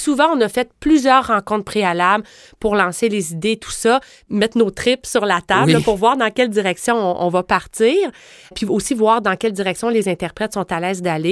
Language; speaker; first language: French; native; French